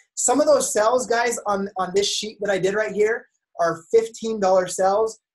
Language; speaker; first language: English; native; English